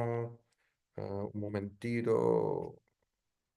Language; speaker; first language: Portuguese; non-native, learner; Dutch